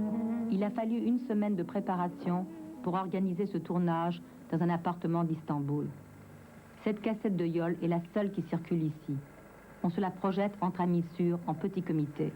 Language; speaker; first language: French; native; French